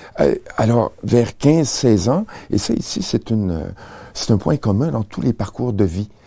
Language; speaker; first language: French; native; French